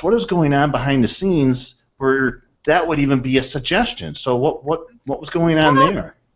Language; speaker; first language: English; native; English